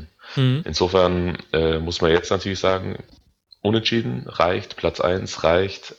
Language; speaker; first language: German; native; German